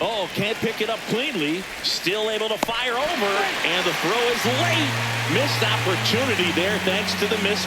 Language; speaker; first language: English; native; English